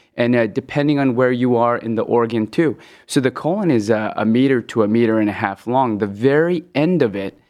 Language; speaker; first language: English; early bilingual, other home language; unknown